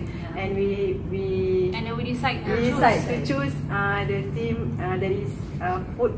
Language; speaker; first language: English; non-native, learner; Malay